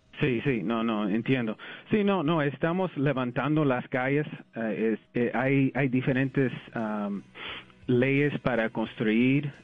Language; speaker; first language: Spanish; early bilingual, heritage; English